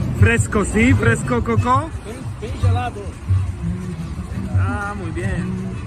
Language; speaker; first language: Spanish; non-native, learner; Polish